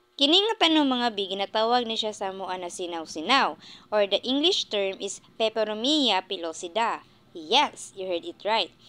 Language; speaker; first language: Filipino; non-native, local second language; Cebuano